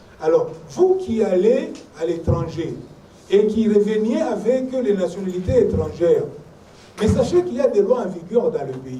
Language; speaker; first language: French; non-native, local second language; Swahili